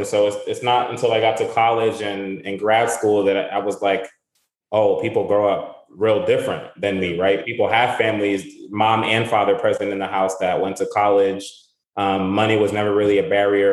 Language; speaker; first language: English; native; English